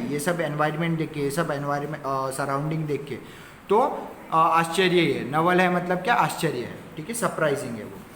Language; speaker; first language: Hindi; non-native, local second language; Marathi